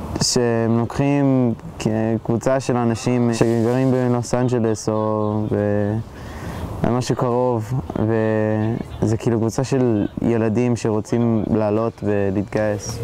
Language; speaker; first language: Hebrew; early bilingual, heritage; Hebrew